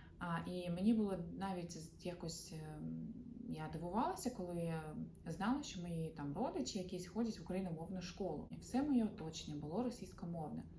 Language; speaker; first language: Ukrainian; non-native, local second language; Russian